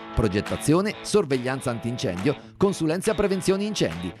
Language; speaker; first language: Italian; native; Italian